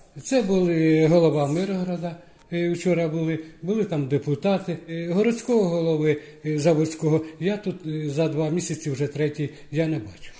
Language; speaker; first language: Ukrainian; non-native, local second language; Russian